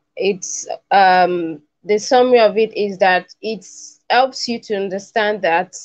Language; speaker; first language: English; non-native, local second language; Igbo